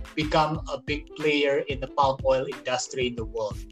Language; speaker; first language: English; non-native, fluent; Indonesian